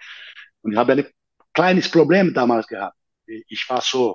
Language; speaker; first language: German; non-native, learner; Portuguese